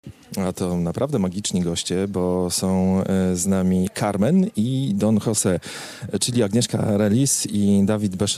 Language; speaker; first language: Polish; native; Polish